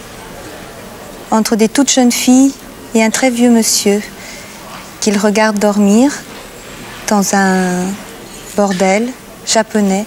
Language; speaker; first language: French; native; French